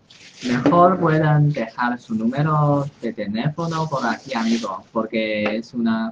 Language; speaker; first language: Spanish; non-native, fluent; Chinese